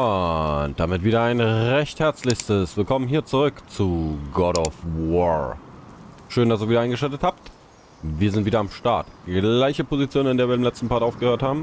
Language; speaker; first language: German; native; German